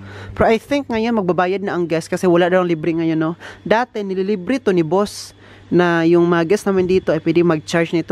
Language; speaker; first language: Filipino; native; Filipino